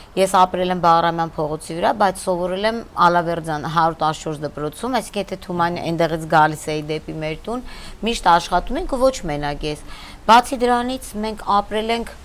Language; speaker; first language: Armenian; native; Armenian